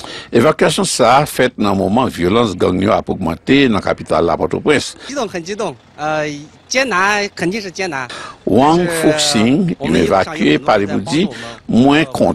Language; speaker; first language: French; early bilingual, heritage; Haitian Creole